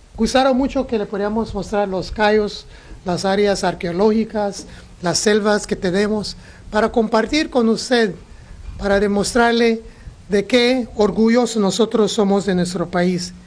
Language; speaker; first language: Spanish; non-native, local second language; English